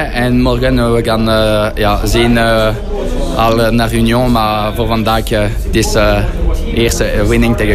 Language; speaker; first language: Dutch; non-native, fluent; French